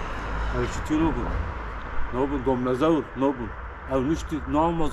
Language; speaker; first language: Romanian; non-native, learner; Turkish